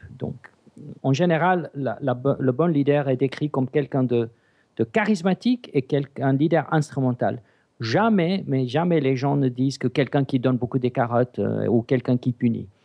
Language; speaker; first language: French; non-native, fluent; English